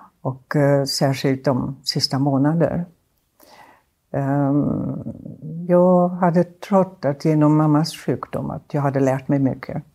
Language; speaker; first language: Swedish; non-native, fluent; German